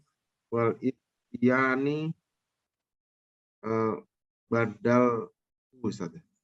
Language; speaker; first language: Arabic; non-native, learner; Indonesian